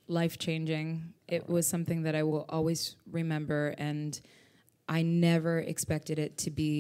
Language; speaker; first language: English; native; English